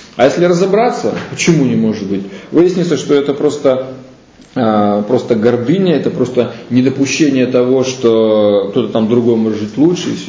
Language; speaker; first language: Russian; native; Russian